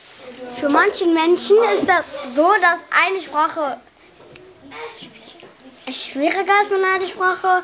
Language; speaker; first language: German; early bilingual, other home language; Greek